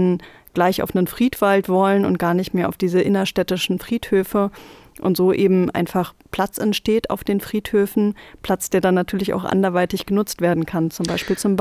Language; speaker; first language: German; native; German